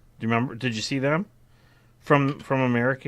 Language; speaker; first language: English; native; English